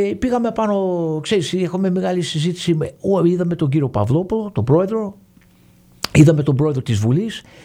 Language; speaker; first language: Greek; early bilingual, heritage; Greek